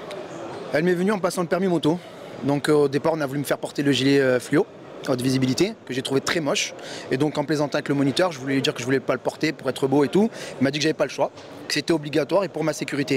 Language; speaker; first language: French; native; French